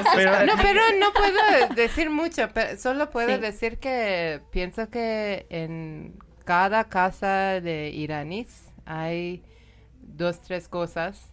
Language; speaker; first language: Spanish; non-native, learner; Persian